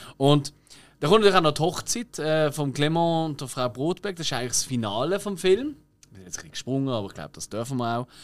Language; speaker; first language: German; native; German